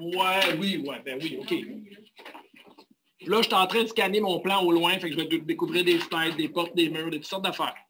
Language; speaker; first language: French; native; French